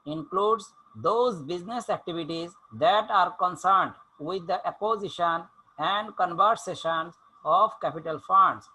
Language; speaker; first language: English; non-native, local second language; Bangla